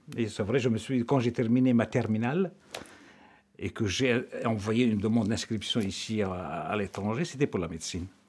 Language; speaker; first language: French; non-native, local second language; Arabic